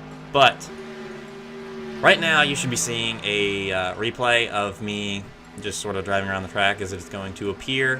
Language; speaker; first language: English; native; English